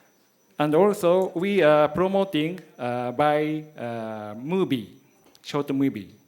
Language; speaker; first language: English; non-native, learner; Japanese